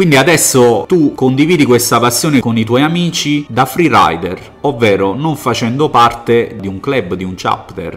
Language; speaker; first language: Italian; native; Italian